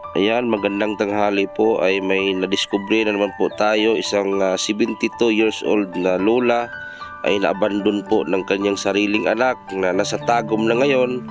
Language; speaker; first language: Filipino; non-native, local second language; Cebuano